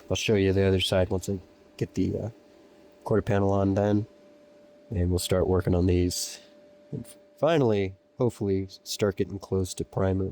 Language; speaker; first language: English; native; English